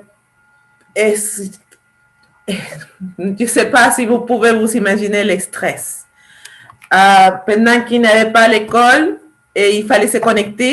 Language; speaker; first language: French; non-native, fluent; Spanish